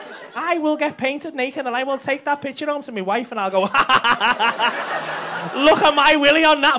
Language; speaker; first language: English; native; English